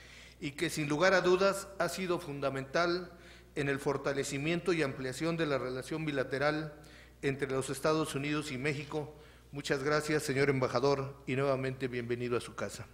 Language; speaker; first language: Spanish; native; Spanish